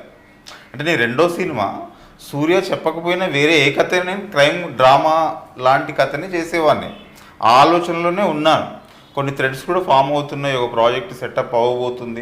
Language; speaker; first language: Telugu; native; Telugu